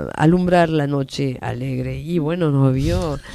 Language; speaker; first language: Spanish; non-native, fluent; French